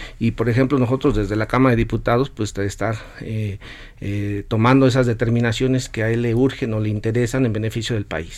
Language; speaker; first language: Spanish; native; Spanish